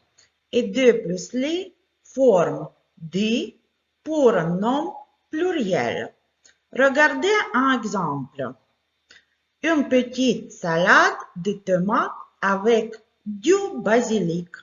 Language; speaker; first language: French; non-native, fluent; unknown